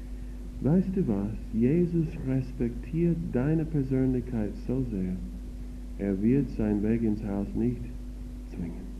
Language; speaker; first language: German; non-native, fluent; English